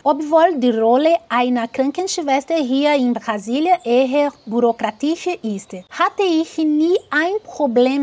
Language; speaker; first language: German; non-native, learner; Portuguese